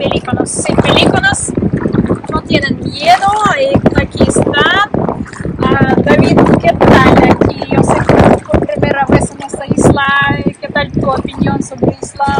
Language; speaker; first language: Spanish; non-native, learner; Russian